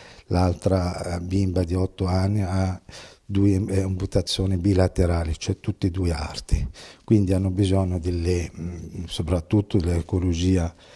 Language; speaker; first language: Italian; non-native, fluent; Arabic